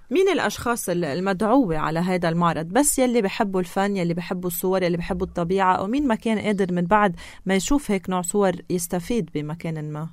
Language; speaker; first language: Arabic; native; Arabic